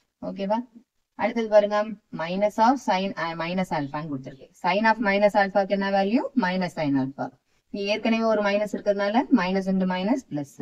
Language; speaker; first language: Tamil; native; Tamil